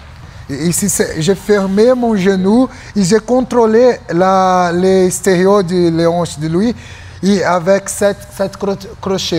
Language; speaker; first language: French; non-native, learner; Portuguese